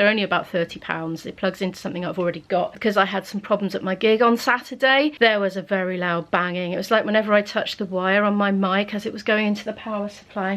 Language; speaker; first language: English; native; English